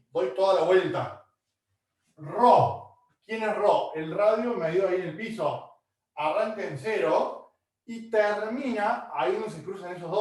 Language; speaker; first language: Spanish; native; Spanish